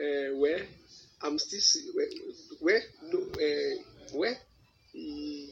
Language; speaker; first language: English; non-native, local second language; Yoruba